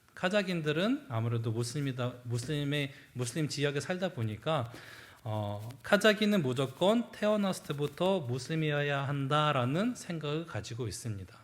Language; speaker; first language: Korean; early bilingual, heritage; Korean